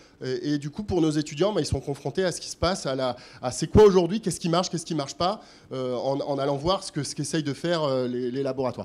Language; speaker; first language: French; native; French